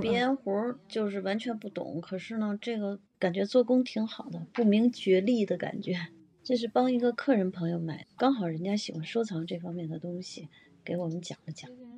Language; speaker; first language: Chinese; native; Chinese